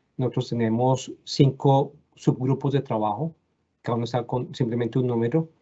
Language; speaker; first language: Spanish; native; Spanish